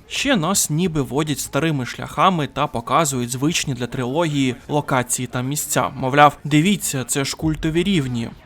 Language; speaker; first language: Ukrainian; native; Ukrainian